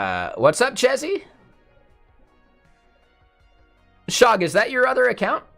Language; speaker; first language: English; native; English